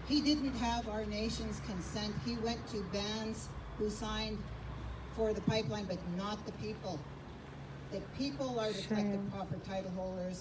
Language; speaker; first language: English; native; English